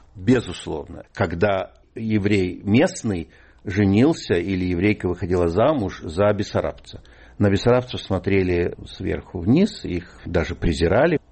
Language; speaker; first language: Russian; native; Russian